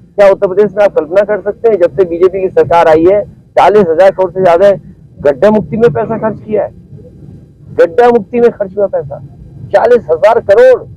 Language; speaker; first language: Hindi; native; Hindi